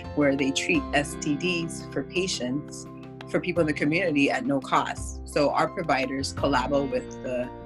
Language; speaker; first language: English; non-native, fluent; Haitian Creole